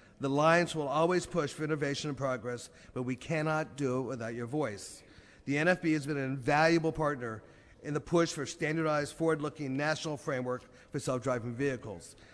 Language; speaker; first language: English; native; English